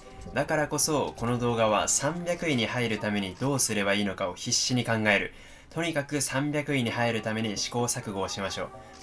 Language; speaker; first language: Japanese; native; Japanese